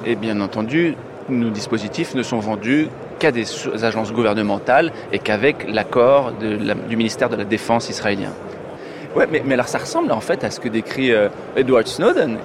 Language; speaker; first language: French; native; French